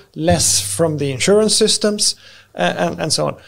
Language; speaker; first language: English; non-native, fluent; Swedish